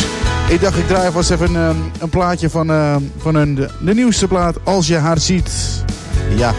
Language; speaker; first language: Dutch; native; Dutch